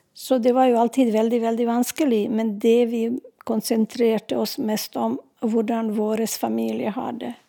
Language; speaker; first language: Norwegian; non-native, fluent; Serbian